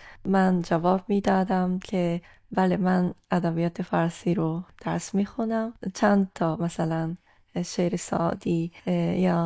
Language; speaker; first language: Persian; non-native, fluent; Japanese